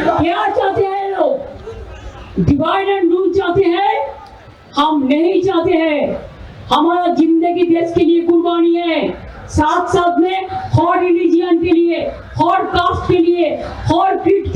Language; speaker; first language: Hindi; non-native, local second language; Bangla